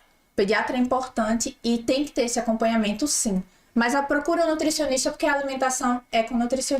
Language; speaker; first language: Portuguese; native; Portuguese